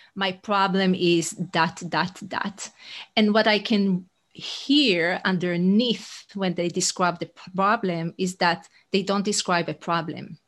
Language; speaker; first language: English; non-native, fluent; Hebrew